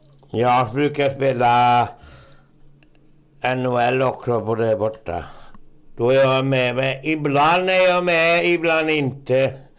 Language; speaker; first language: Swedish; non-native, local second language; Finnish